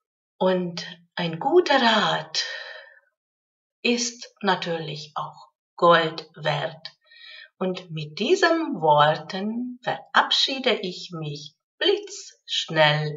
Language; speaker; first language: German; non-native, fluent; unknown